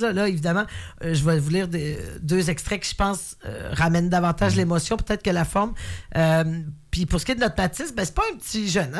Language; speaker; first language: French; native; French